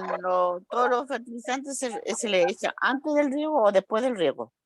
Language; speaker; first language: Spanish; native; Spanish